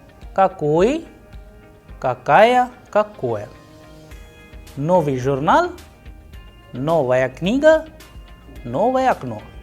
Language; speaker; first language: Russian; non-native, fluent; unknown